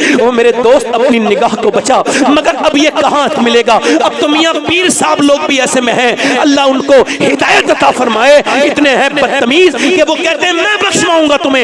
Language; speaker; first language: Urdu; native; Urdu